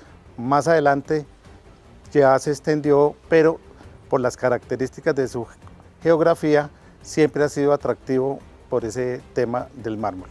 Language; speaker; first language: Spanish; native; Spanish